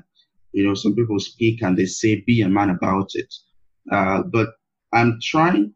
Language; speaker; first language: English; non-native, local second language; Igbo